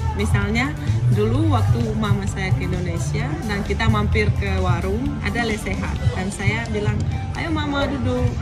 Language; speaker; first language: Indonesian; non-native, fluent; Russian